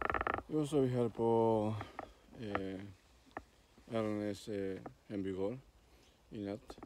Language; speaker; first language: Swedish; non-native, learner; Spanish